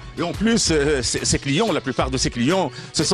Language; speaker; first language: French; non-native, local second language; Arabic